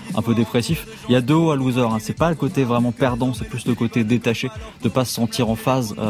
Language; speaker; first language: French; native; French